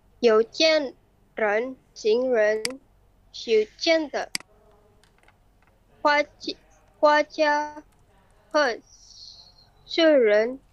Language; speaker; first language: Chinese; non-native, learner; Indonesian